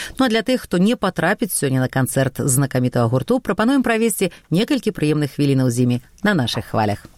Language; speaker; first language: Belarusian; native; Belarusian